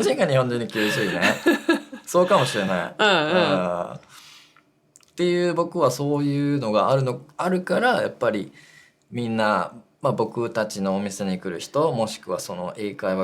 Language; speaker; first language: Japanese; native; Japanese